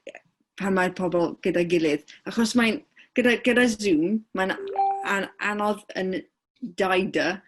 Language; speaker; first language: Welsh; non-native, fluent; English